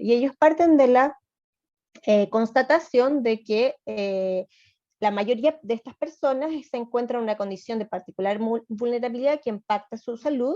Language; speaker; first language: Spanish; native; Spanish